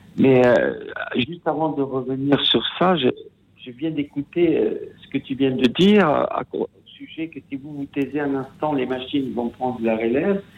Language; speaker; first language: French; non-native, fluent; Italian